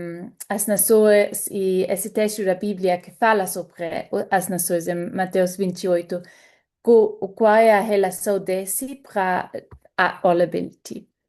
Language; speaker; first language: Portuguese; non-native, fluent; German